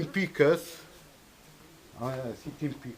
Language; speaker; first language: French; non-native, local second language; Arabic